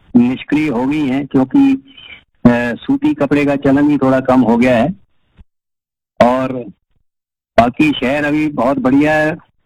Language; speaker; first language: Hindi; non-native, local second language; Gujarati